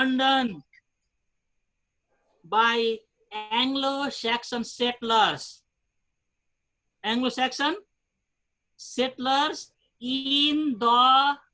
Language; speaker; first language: English; non-native, fluent; Nepali